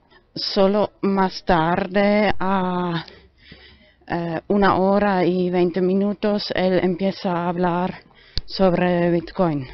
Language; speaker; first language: Spanish; non-native, learner; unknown